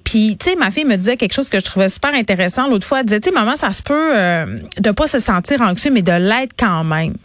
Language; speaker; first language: French; native; French